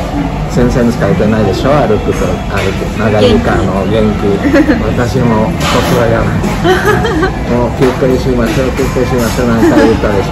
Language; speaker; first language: Japanese; non-native, learner; Spanish